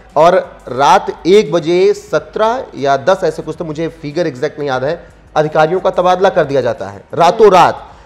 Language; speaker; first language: Hindi; native; Hindi